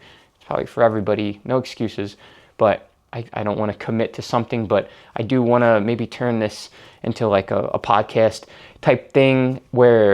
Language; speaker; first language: English; native; English